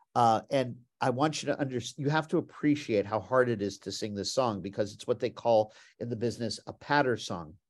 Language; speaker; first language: English; native; English